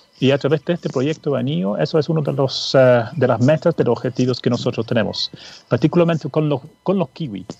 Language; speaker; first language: Spanish; non-native, fluent; English